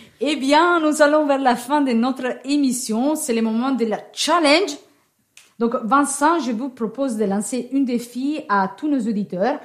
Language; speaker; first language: French; non-native, fluent; Italian